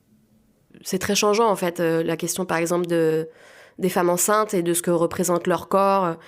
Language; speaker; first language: French; native; French